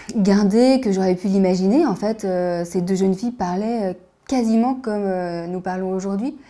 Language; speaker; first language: French; native; French